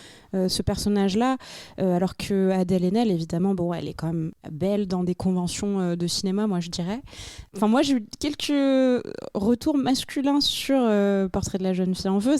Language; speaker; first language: French; native; French